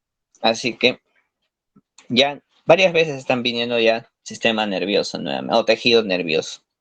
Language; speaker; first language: Spanish; native; Spanish